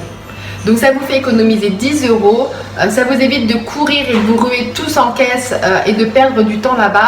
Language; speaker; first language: French; native; French